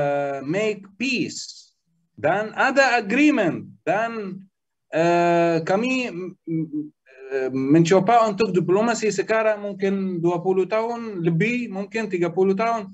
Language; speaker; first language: Indonesian; non-native, learner; Arabic